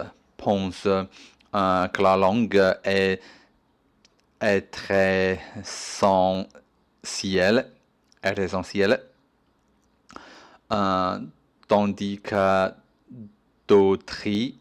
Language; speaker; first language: French; non-native, learner; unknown